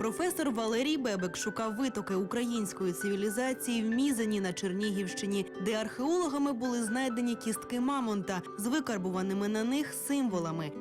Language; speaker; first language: Ukrainian; native; Ukrainian